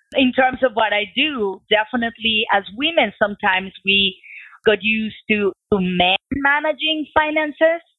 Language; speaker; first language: English; non-native, fluent; Spanish